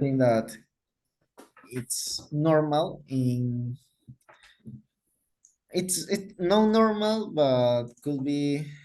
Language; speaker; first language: English; non-native, learner; Spanish